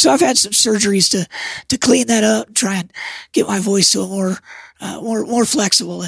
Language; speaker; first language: English; native; English